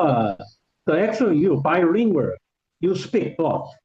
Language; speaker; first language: English; non-native, learner; Korean